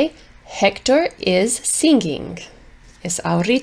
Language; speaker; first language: Spanish; non-native, fluent; English